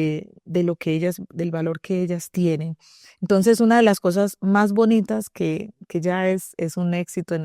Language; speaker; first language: Spanish; native; Spanish